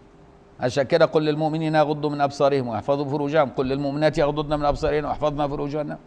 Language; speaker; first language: Arabic; native; Arabic